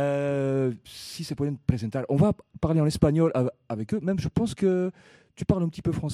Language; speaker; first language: French; native; French